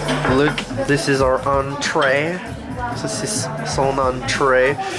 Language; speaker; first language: French; early bilingual, heritage; French